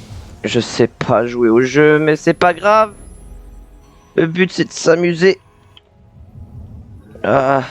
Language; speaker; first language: French; native; French